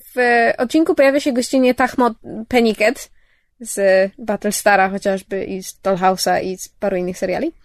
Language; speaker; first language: Polish; early bilingual, heritage; English